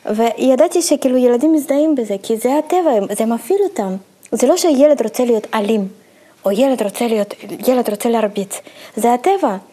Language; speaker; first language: Hebrew; early bilingual, other home language; Russian